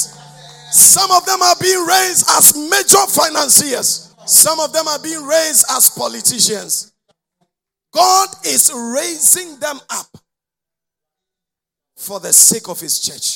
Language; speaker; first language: English; non-native, local second language; Akan